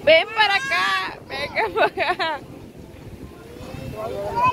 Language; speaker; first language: Spanish; native; Spanish